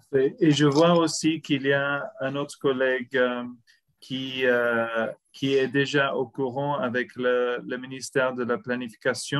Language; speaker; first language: French; non-native, fluent; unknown